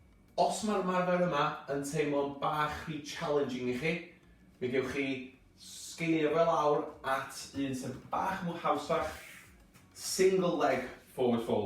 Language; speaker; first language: Welsh; native; Welsh